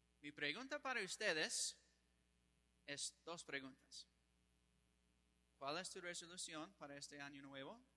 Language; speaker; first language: Spanish; non-native, fluent; English